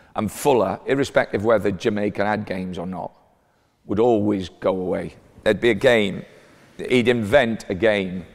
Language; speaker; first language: English; native; English